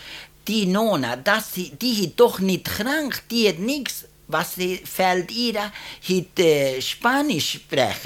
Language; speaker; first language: German; early bilingual, heritage; German